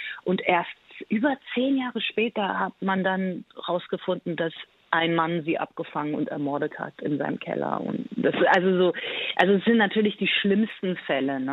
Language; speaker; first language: German; early bilingual, other home language; Persian